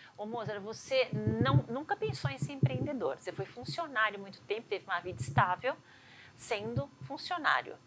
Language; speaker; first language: Portuguese; native; Portuguese